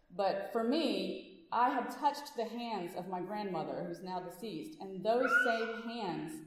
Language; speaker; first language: English; early bilingual, other home language; Hindi